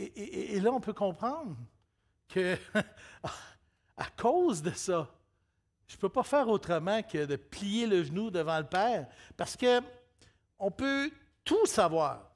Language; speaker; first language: French; native; French